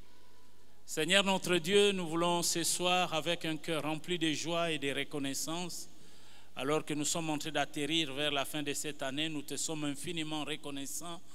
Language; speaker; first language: French; non-native, local second language; Lingala